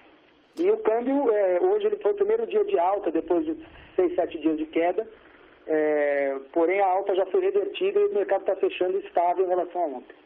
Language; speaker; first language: Portuguese; native; Portuguese